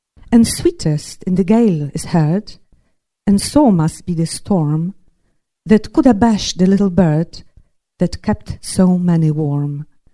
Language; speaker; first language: English; non-native, fluent; Polish